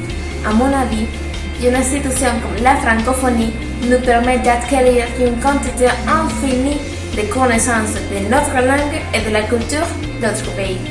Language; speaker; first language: French; non-native, fluent; Spanish